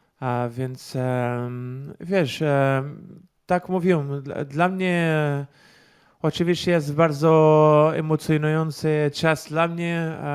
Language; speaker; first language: Polish; non-native, learner; Portuguese